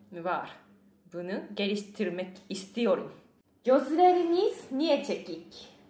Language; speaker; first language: Turkish; non-native, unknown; Japanese